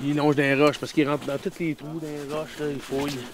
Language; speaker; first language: French; native; French